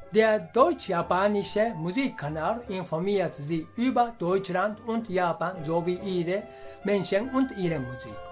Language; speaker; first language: German; non-native, fluent; Japanese